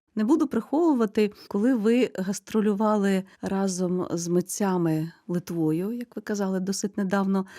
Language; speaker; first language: Ukrainian; native; Ukrainian